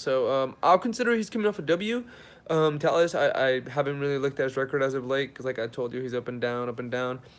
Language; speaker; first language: English; native; English